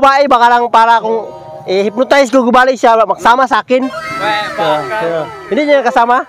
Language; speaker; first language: Filipino; non-native, local second language; Cebuano